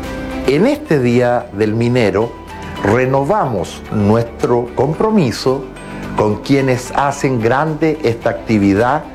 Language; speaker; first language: Spanish; native; Spanish